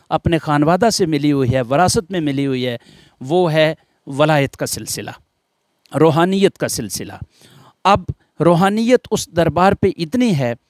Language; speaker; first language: Hindi; non-native, local second language; Gujari